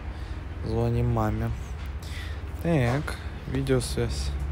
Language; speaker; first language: Russian; native; Russian